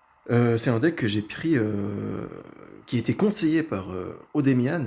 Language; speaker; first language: French; native; French